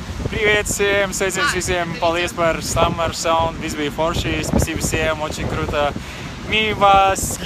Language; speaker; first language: Russian; non-native, local second language; Latvian